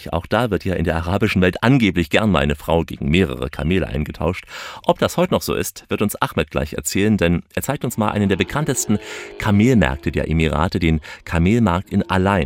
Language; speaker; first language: German; native; German